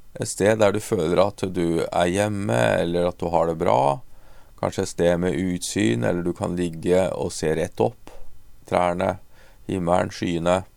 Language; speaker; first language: Norwegian; native; Norwegian